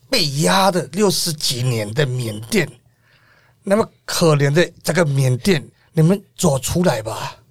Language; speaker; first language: Chinese; non-native, fluent; Burmese